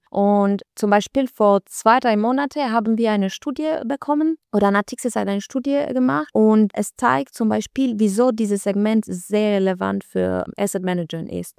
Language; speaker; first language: German; non-native, learner; Albanian